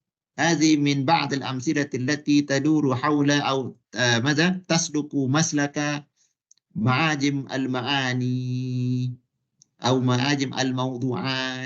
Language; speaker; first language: Arabic; non-native, fluent; Malay